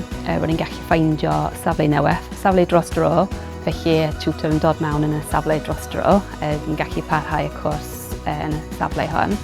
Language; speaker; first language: Welsh; non-native, learner; English